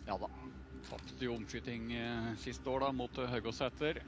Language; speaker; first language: Norwegian; native; Norwegian